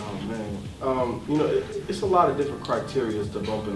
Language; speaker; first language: English; native; English